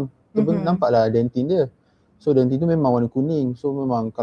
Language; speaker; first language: Malay; native; Malay